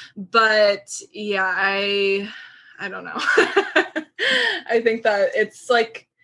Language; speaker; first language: English; native; English